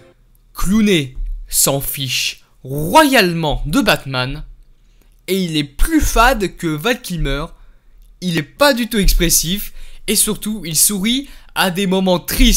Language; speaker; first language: French; native; French